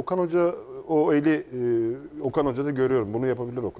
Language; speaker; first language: Turkish; native; Turkish